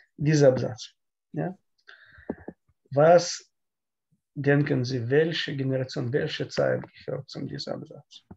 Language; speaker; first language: German; non-native, learner; Russian